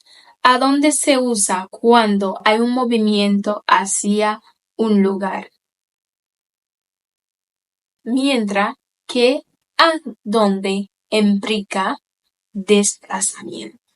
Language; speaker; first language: Spanish; non-native, fluent; Haitian Creole